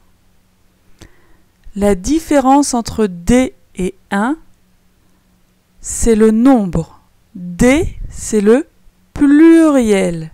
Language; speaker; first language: French; native; French